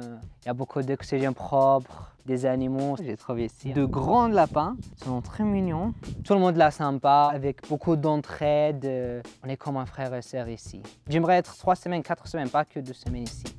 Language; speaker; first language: French; non-native, learner; Arabic